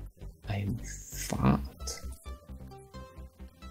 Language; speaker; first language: German; native; German